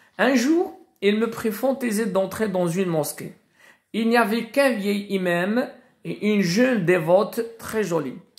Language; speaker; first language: French; non-native, local second language; Arabic